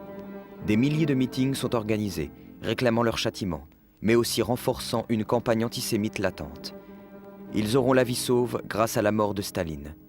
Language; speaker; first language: French; native; French